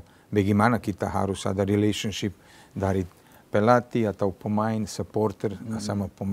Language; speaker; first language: Indonesian; non-native, fluent; Serbian